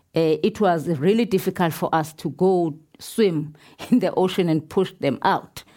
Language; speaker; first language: English; non-native, local second language; Xhosa